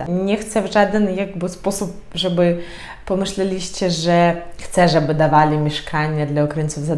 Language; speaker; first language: Polish; non-native, fluent; Ukrainian